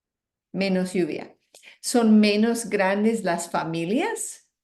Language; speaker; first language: Spanish; non-native, fluent; English